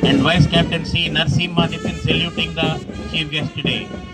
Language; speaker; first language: English; non-native, local second language; Telugu